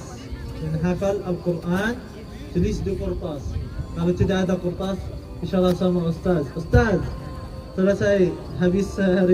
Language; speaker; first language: Indonesian; non-native, learner; Arabic